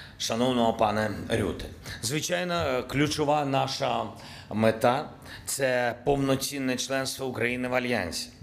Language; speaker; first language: Ukrainian; native; Ukrainian